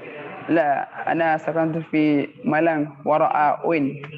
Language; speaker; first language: Arabic; non-native, fluent; Indonesian